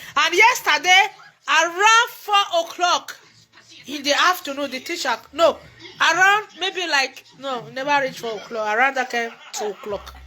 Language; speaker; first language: Nigerian Pidgin; native; Nigerian Pidgin